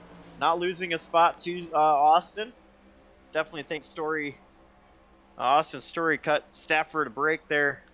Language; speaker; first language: English; native; English